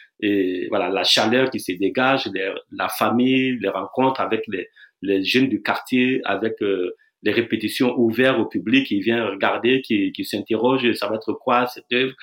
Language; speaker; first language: French; non-native, local second language; Dyula